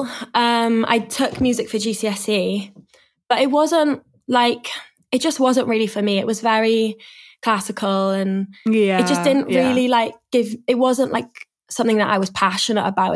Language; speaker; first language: English; native; English